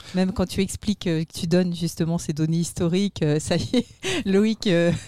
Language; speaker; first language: French; native; French